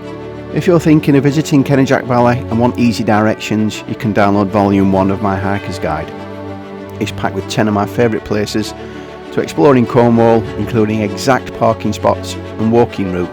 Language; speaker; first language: English; native; English